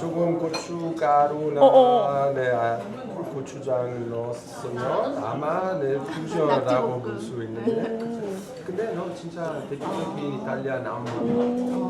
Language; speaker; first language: Korean; non-native, learner; Italian